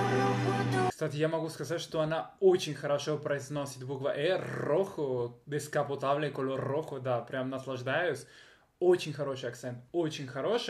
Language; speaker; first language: Russian; non-native, fluent; Spanish